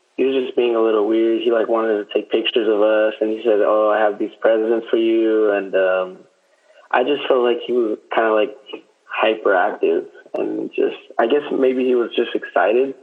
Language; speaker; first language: English; native; English